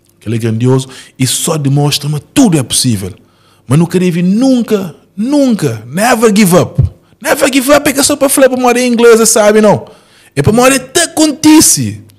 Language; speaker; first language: Portuguese; non-native, local second language; Kabuverdianu